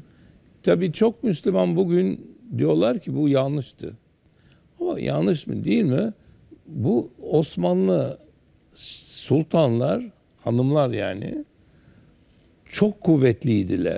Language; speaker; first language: Turkish; early bilingual, heritage; Turkish